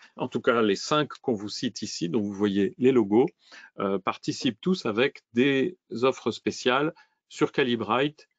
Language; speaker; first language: French; native; French